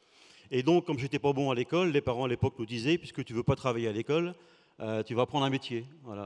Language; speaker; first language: French; native; French